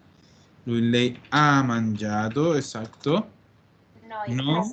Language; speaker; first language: Italian; non-native, fluent; Spanish